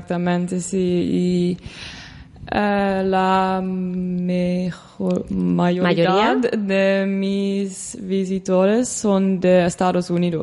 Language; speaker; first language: Spanish; non-native, learner; Dutch